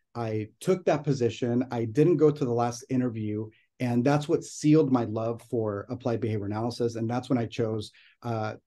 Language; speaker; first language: English; native; English